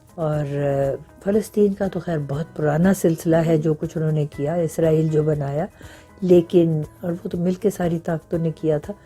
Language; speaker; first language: Urdu; non-native, local second language; Punjabi